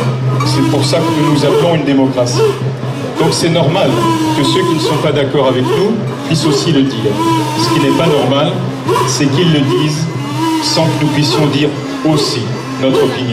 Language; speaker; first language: French; native; French